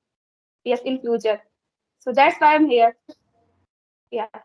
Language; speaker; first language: English; non-native, learner; Hindi